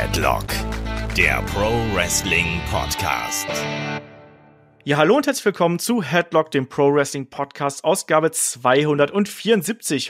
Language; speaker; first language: German; native; German